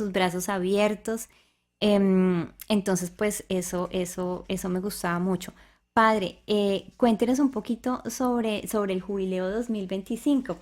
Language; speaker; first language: Spanish; native; Spanish